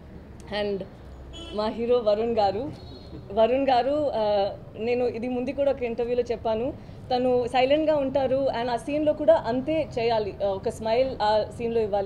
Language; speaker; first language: Telugu; non-native, fluent; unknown